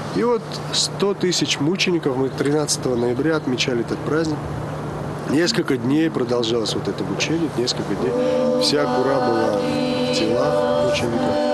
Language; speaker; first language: Russian; non-native, local second language; Georgian